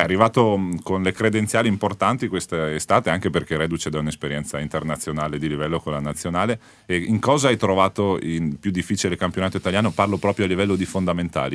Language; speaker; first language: Italian; native; Italian